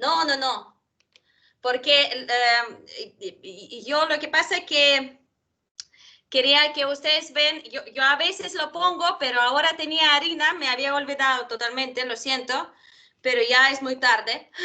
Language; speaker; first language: Spanish; non-native, fluent; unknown